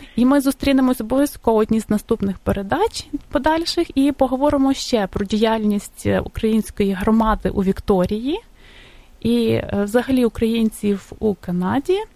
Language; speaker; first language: Ukrainian; native; Ukrainian